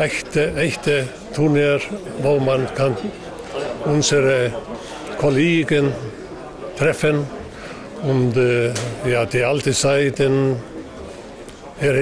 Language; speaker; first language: German; non-native, learner; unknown